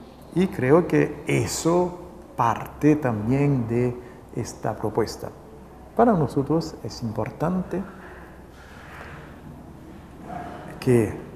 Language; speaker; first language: Spanish; non-native, local second language; Haitian Creole